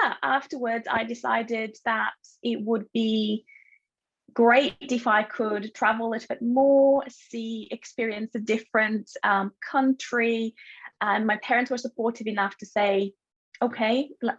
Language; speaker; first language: English; non-native, fluent; Bulgarian